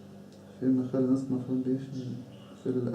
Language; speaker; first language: Arabic; non-native, learner; Chechen